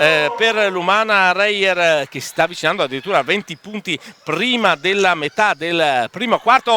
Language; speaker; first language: Italian; native; Italian